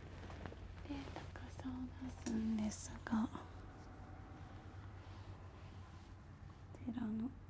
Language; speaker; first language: Japanese; native; Japanese